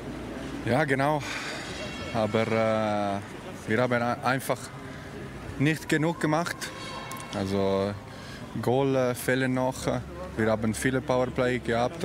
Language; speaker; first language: German; non-native, local second language; Italian